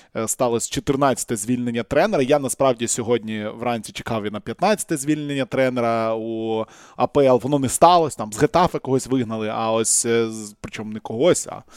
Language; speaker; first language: Ukrainian; non-native, local second language; Russian